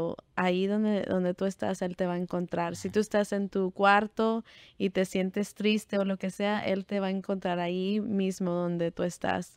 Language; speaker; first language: Spanish; early bilingual, heritage; Spanish